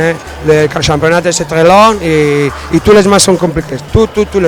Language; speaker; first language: French; non-native, fluent; Spanish